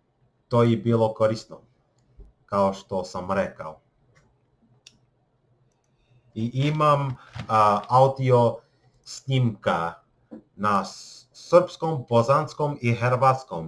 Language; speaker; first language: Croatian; non-native, learner; English